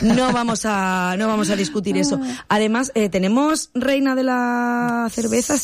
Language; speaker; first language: Spanish; native; Spanish